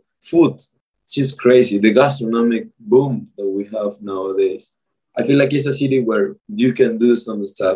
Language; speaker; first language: English; non-native, fluent; Spanish